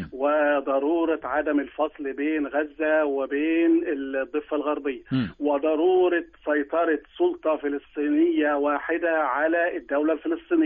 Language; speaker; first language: Arabic; native; Arabic